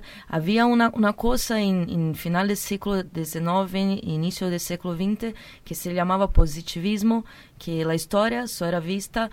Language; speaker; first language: Spanish; non-native, learner; Portuguese